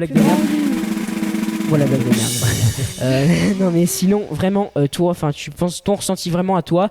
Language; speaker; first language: French; native; French